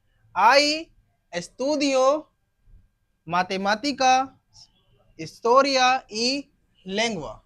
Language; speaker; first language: Spanish; non-native, fluent; Hindi